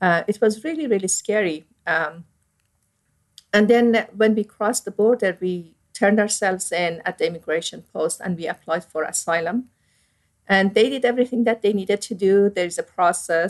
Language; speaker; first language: English; non-native, fluent; Persian